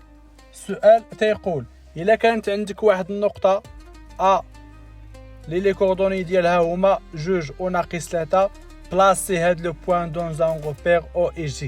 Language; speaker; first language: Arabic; native; Arabic